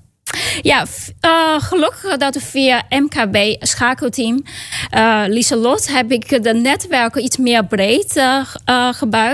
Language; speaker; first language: Dutch; non-native, learner; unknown